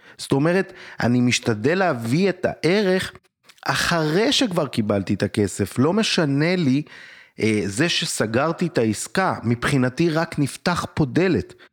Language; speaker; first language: Hebrew; native; Hebrew